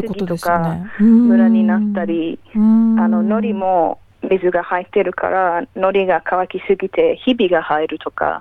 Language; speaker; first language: Japanese; non-native, fluent; English